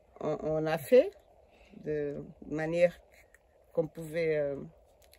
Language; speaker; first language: French; non-native, learner; Portuguese